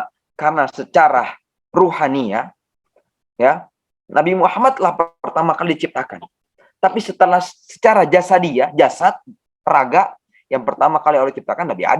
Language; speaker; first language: Indonesian; native; Indonesian